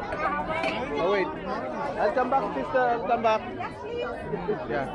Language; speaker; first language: English; non-native, local second language; Filipino